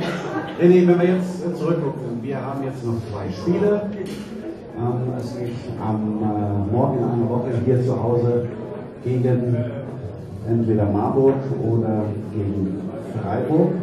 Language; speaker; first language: German; native; German